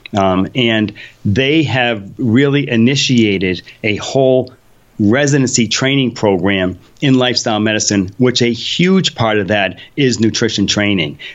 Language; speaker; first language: English; early bilingual, other home language; Polish